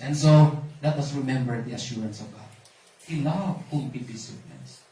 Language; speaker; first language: English; non-native, local second language; Filipino